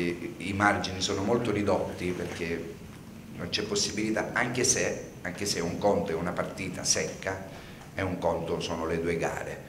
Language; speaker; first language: Italian; native; Italian